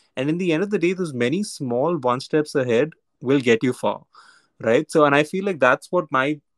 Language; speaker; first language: English; non-native, local second language; Hindi